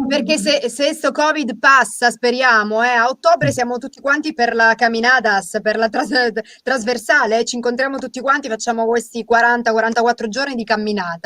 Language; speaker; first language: Italian; native; Italian